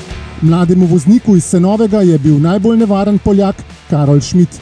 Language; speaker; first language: Slovenian; native; Slovenian